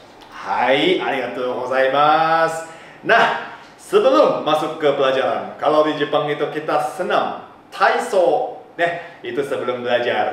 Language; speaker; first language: Indonesian; non-native, fluent; Japanese